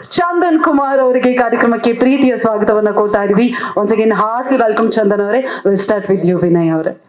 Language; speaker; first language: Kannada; native; Kannada